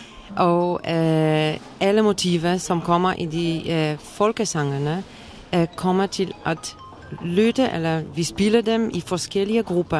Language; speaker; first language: Danish; non-native, fluent; Polish